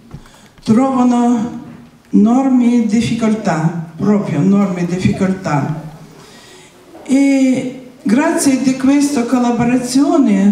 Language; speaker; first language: Italian; non-native, learner; Russian